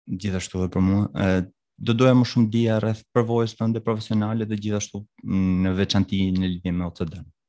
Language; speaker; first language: Albanian; native; Albanian